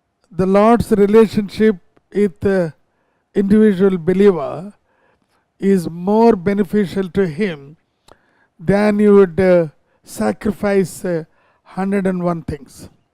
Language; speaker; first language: English; non-native, local second language; Telugu